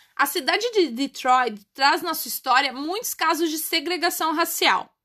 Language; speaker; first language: Portuguese; native; Portuguese